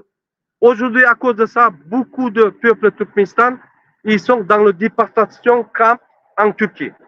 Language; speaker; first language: French; non-native, learner; Turkmen